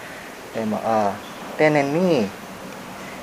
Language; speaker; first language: Japanese; non-native, learner; Hiligaynon